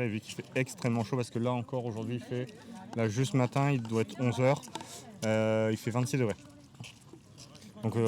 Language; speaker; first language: French; native; French